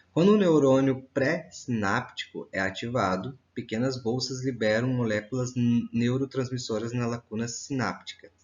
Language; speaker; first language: Portuguese; native; Portuguese